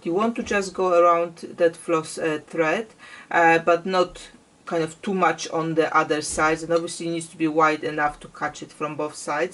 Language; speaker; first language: English; non-native, fluent; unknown